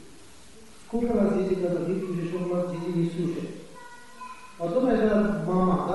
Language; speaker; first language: Russian; non-native, learner; Tibetan